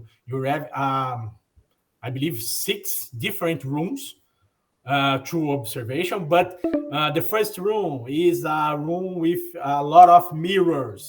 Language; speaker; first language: English; non-native, learner; Portuguese